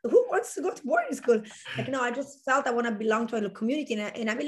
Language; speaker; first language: English; non-native, fluent; Italian